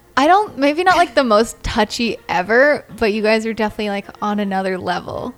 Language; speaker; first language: English; native; English